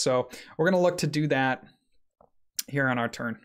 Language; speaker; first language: English; native; English